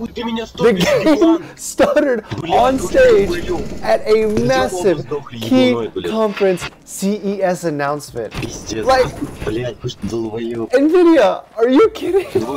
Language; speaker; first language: English; native; English